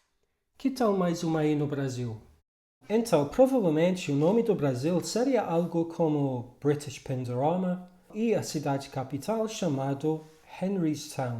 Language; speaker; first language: Portuguese; non-native, fluent; English